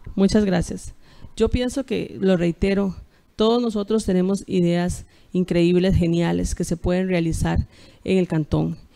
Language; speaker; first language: Spanish; native; Spanish